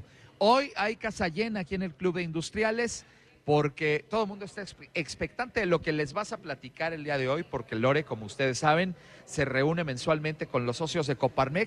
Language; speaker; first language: Spanish; native; Spanish